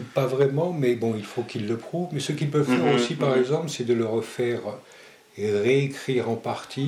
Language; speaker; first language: French; early bilingual, other home language; Spanish